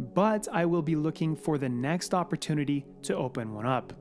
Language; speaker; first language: English; native; English